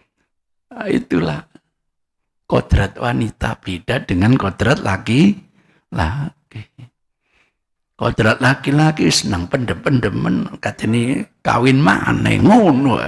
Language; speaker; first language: Indonesian; non-native, local second language; Javanese